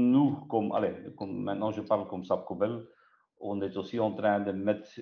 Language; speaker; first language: French; non-native, local second language; Dutch